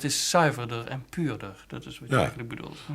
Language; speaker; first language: Dutch; native; Dutch